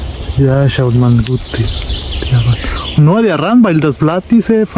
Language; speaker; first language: German; non-native, learner; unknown